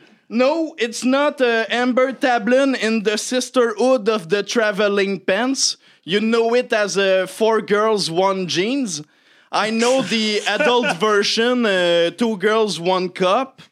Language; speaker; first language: English; non-native, fluent; French